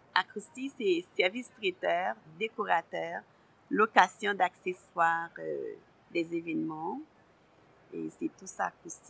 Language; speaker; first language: French; non-native, local second language; Haitian Creole